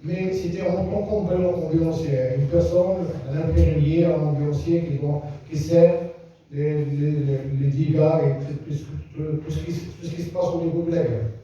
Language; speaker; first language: French; non-native, local second language; Arabic